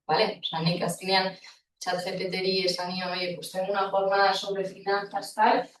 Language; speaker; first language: Spanish; non-native, local second language; Basque